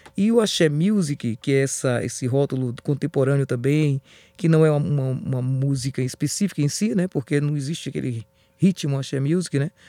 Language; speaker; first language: Portuguese; native; Portuguese